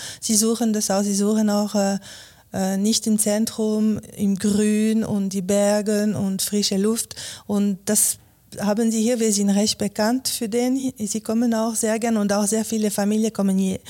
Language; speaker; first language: German; non-native, local second language; French